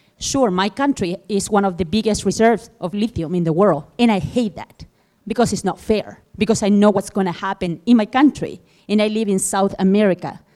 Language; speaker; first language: English; non-native, fluent; Spanish